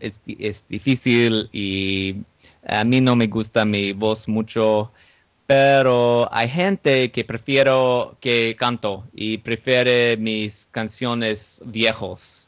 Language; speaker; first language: Spanish; non-native, learner; English